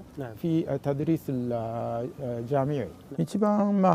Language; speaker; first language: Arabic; non-native, fluent; Japanese